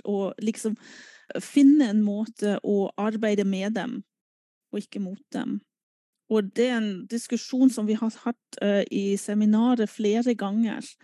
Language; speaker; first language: Norwegian; non-native, fluent; German